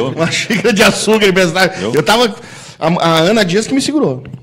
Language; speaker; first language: Portuguese; native; Portuguese